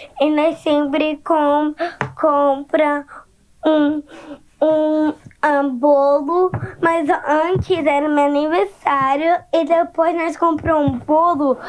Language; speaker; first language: Portuguese; early bilingual, heritage; Portuguese